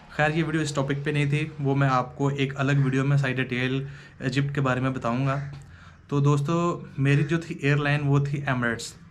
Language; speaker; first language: Urdu; non-native, local second language; Punjabi